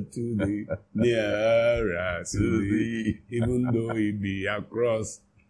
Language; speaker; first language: English; non-native, local second language; Yoruba